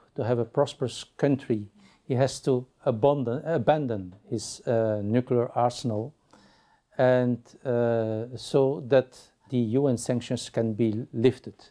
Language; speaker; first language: English; non-native, fluent; Dutch